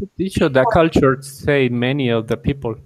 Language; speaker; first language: English; non-native, learner; Spanish